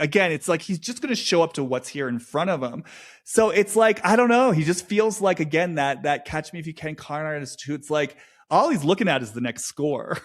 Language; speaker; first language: English; native; English